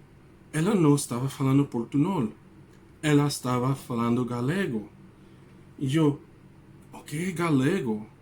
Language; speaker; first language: Portuguese; non-native, learner; English